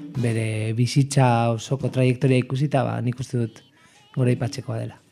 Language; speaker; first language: Basque; non-native, local second language; Spanish